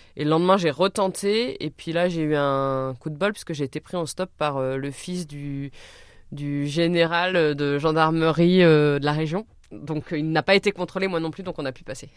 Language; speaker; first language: French; native; French